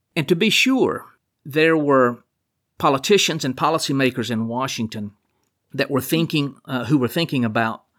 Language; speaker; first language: English; native; English